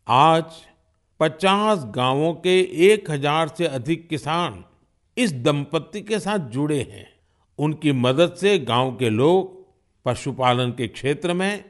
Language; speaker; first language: Hindi; non-native, local second language; Gujarati